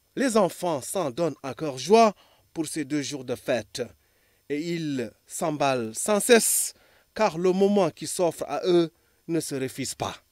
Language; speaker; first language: French; non-native, local second language; Fula